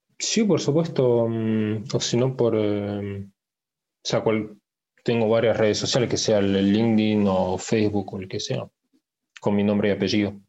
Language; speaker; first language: Spanish; early bilingual, heritage; Spanish